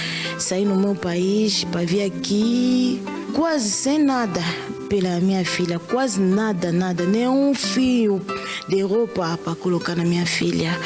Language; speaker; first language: Portuguese; non-native, learner; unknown